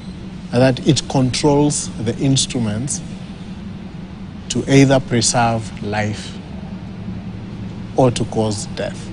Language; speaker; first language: English; non-native, local second language; Swahili